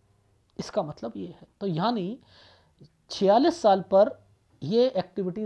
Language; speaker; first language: Hindi; native; Hindi